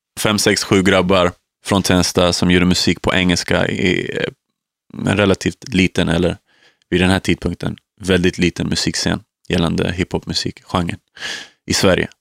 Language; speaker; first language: Swedish; native; Swedish